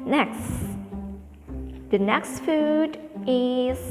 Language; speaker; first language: English; non-native, fluent; Indonesian